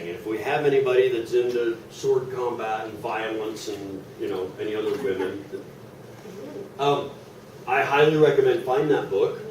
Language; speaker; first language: English; native; English